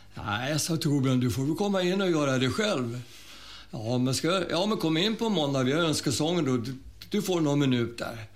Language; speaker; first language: Swedish; early bilingual, other home language; German